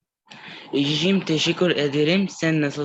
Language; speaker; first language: Turkish; non-native, learner; Urdu